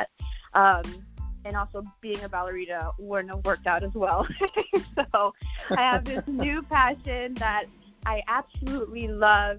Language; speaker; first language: English; native; English